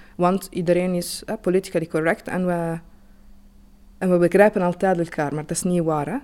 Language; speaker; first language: Dutch; non-native, fluent; Italian